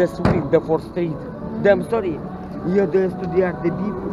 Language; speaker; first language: English; non-native, learner; Russian